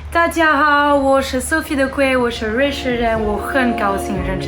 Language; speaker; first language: Chinese; non-native, learner; French